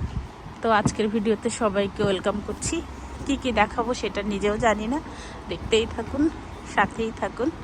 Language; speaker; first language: Bangla; early bilingual, heritage; Bangla